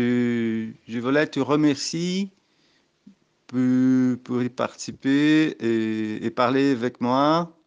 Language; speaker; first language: French; non-native, learner; Portuguese